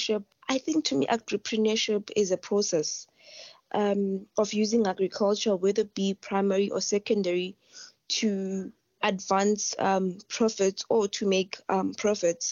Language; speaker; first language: English; non-native, local second language; Northern Sotho